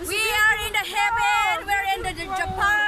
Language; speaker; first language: English; non-native, local second language; Filipino